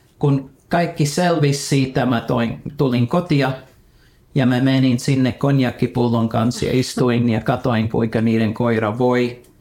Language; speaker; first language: Finnish; early bilingual, heritage; Finnish